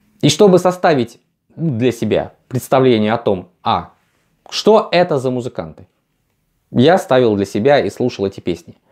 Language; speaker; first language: Russian; native; Russian